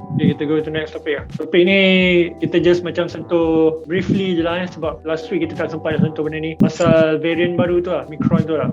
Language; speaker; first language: Malay; native; Malay